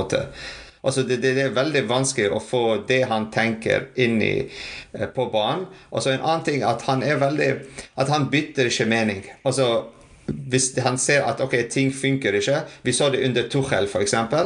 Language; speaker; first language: Norwegian; non-native, fluent; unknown